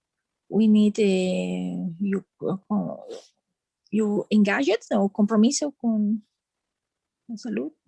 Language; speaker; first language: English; non-native, learner; Spanish